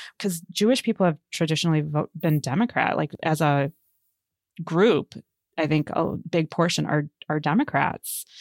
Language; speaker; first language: English; native; English